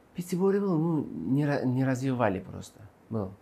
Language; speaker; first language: Russian; non-native, local second language; Uzbek